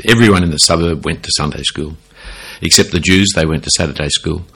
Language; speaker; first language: English; native; English